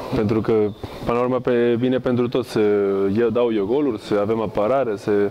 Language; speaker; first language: Romanian; non-native, fluent; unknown